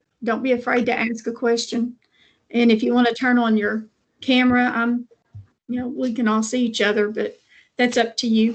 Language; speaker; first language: English; native; English